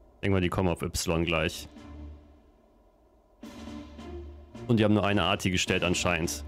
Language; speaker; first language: German; native; German